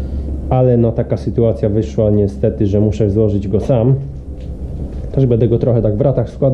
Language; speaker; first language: Polish; native; Polish